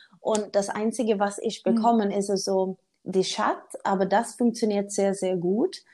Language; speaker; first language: German; non-native, learner; Swedish